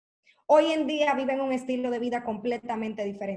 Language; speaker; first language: Spanish; native; Spanish